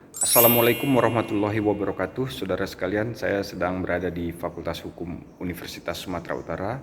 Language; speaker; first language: Indonesian; native; Indonesian